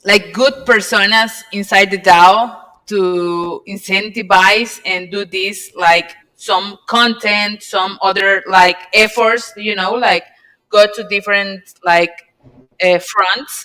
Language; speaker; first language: English; non-native, learner; Spanish